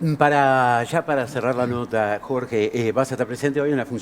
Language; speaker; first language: Spanish; native; Spanish